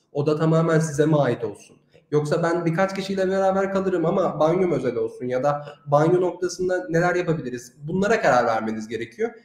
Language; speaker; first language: Turkish; native; Turkish